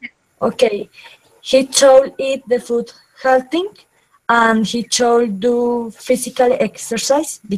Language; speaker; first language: English; non-native, learner; Spanish